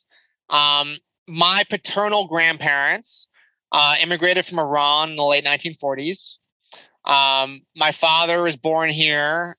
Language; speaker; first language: English; native; English